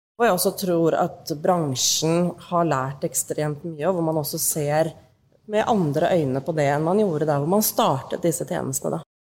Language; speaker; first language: Norwegian; native; Norwegian